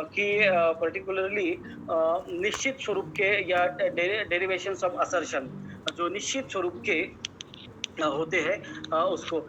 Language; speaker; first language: Hindi; non-native, local second language; Marathi